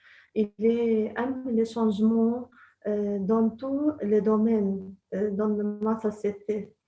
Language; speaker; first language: French; non-native, local second language; Arabic